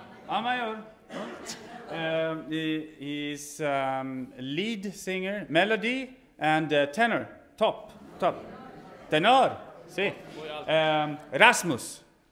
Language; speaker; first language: English; non-native, fluent; Swedish